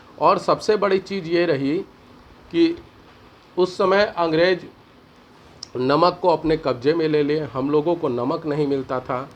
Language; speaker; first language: Hindi; native; Hindi